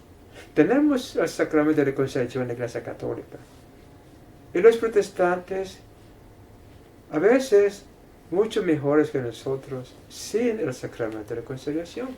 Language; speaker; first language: Spanish; non-native, fluent; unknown